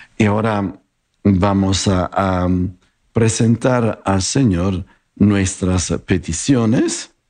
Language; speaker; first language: Spanish; non-native, fluent; Italian